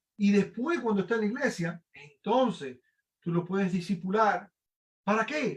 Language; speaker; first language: Spanish; native; Spanish